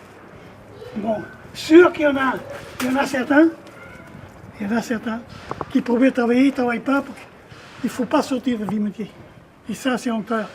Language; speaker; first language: French; native; French